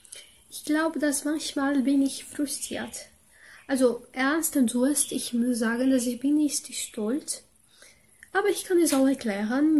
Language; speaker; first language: German; non-native, learner; Portuguese